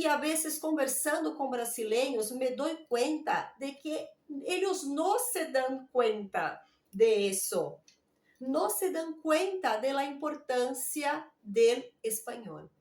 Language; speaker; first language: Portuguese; non-native, learner; Spanish